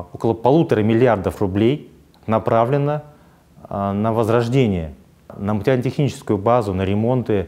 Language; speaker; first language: Russian; native; Russian